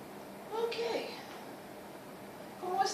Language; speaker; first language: Spanish; non-native, fluent; English